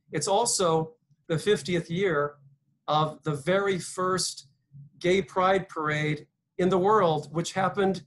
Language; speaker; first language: English; native; English